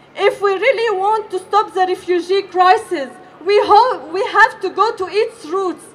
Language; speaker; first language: English; non-native, fluent; Arabic